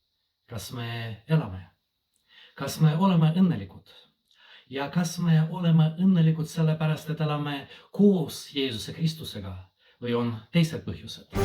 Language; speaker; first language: Estonian; non-native, fluent; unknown